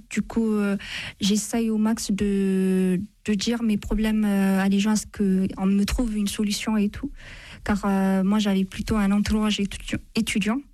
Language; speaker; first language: French; non-native, fluent; Amharic